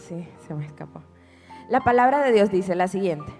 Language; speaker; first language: Spanish; native; Spanish